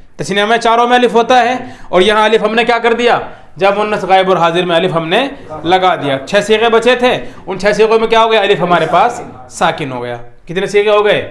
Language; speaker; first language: Urdu; native; Urdu